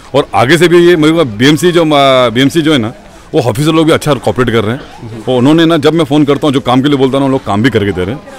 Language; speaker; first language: Hindi; non-native, local second language; Urdu